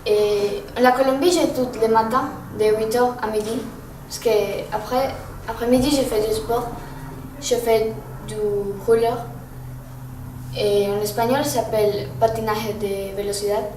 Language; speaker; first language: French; non-native, learner; Spanish